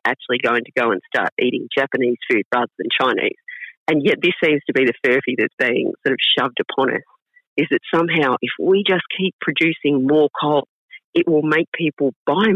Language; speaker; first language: English; native; English